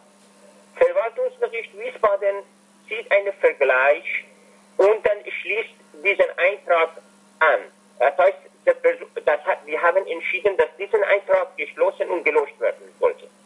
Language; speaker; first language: German; non-native, fluent; Persian